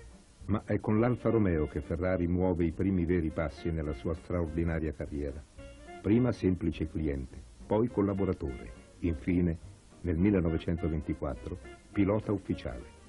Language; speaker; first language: Italian; native; Italian